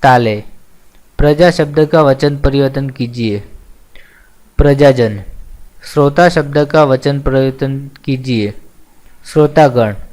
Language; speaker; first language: Hindi; non-native, local second language; Gujarati